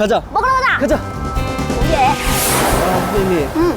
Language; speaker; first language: Korean; non-native, fluent; Chinese